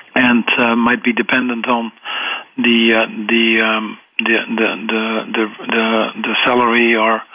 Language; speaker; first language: English; non-native, fluent; Dutch